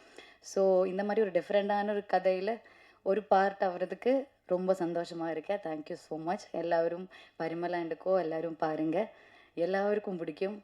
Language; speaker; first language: Tamil; non-native, fluent; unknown